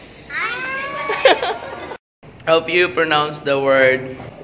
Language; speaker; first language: English; non-native, local second language; Filipino